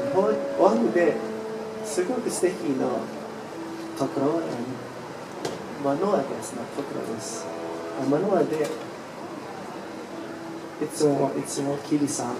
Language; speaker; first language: Japanese; non-native, learner; English